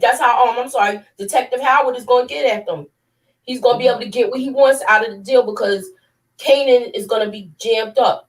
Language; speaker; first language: English; native; English